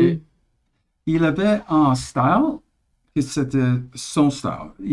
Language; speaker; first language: French; early bilingual, heritage; English